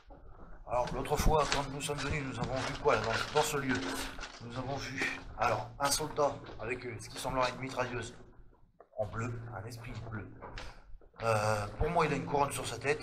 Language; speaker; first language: French; native; French